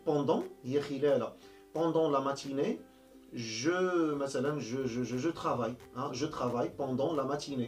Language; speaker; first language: French; non-native, local second language; Arabic